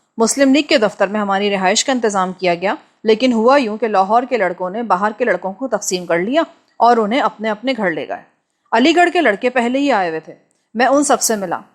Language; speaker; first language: Urdu; native; Urdu